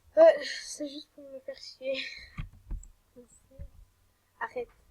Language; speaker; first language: French; native; French